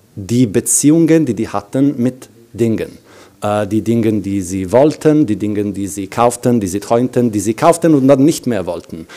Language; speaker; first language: German; non-native, fluent; Italian